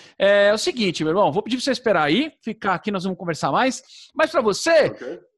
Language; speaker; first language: Portuguese; native; Portuguese